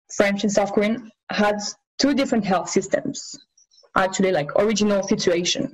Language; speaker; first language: English; non-native, fluent; French